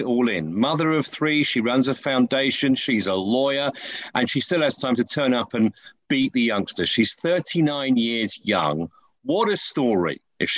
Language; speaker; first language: English; native; English